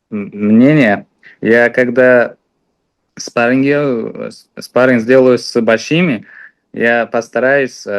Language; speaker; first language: Russian; non-native, fluent; Uzbek